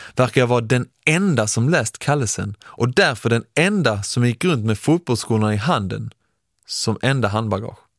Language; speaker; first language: Swedish; early bilingual, other home language; Persian